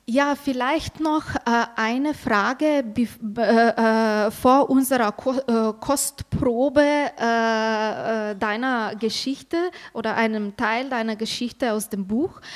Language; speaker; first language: German; non-native, fluent; Slovenian